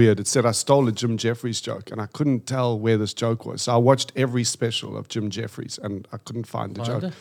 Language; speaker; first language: English; native; English